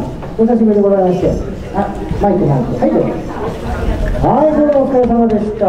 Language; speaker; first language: Japanese; native; Japanese